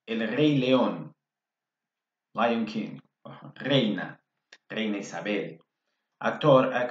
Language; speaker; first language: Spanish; non-native, fluent; English